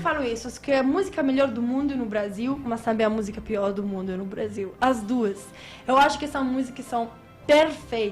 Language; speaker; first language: Portuguese; non-native, fluent; Italian